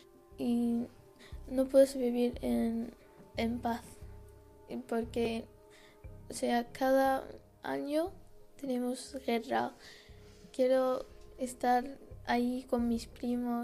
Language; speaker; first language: Spanish; non-native, learner; Arabic